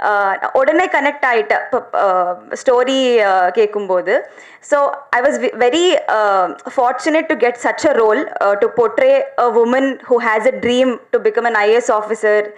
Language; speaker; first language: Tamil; non-native, learner; Telugu